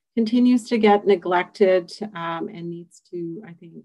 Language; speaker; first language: English; native; English